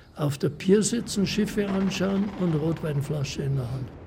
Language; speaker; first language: German; native; German